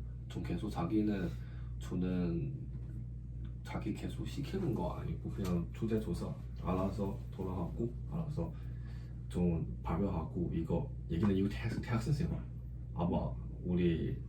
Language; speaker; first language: Korean; non-native, learner; Chinese